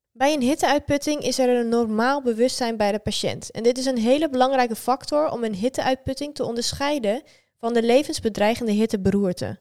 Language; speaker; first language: Dutch; native; Dutch